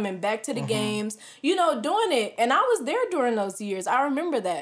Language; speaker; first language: English; native; English